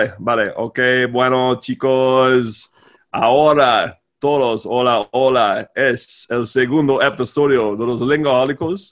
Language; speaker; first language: Spanish; non-native, fluent; English